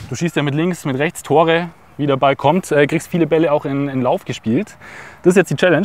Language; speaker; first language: German; native; German